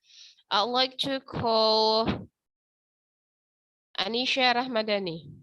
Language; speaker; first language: English; non-native, fluent; Indonesian